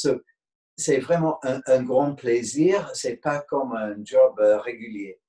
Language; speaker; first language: French; non-native, fluent; English